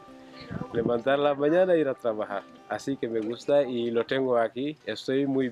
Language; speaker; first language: Spanish; non-native, learner; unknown